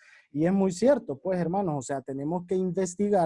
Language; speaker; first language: Spanish; native; Spanish